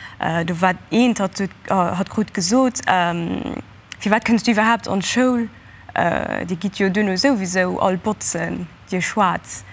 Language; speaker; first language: Luxembourgish; early bilingual, other home language; Kabuverdianu